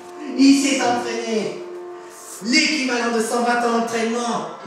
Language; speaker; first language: French; native; French